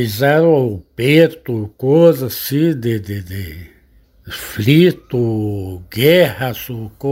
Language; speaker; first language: Portuguese; non-native, learner; Arabic